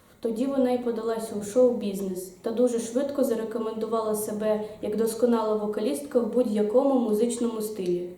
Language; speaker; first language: Ukrainian; native; Ukrainian